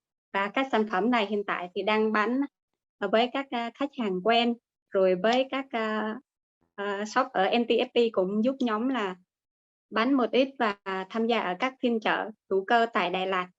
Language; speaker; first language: Vietnamese; native; Vietnamese